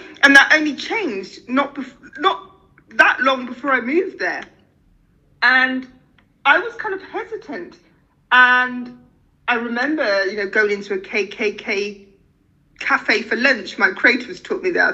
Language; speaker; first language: English; native; English